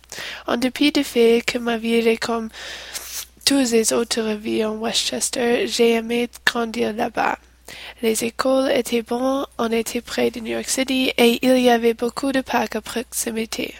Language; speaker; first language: French; non-native, learner; English